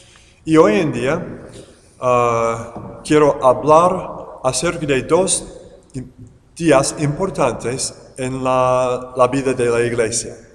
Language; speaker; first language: Spanish; non-native, fluent; English